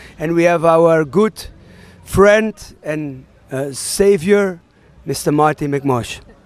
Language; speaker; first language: English; non-native, fluent; German